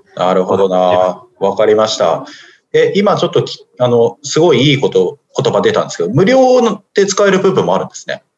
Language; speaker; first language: Japanese; native; Japanese